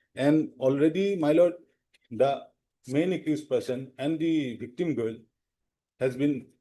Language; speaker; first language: English; non-native, local second language; Assamese